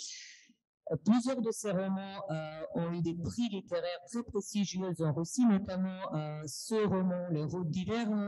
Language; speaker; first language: French; non-native, fluent; Russian